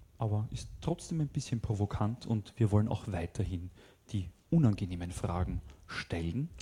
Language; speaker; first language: German; native; German